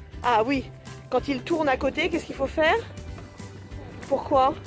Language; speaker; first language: French; native; French